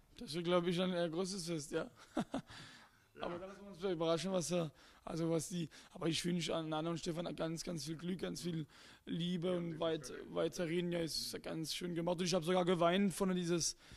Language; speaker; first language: German; non-native, local second language; Swiss German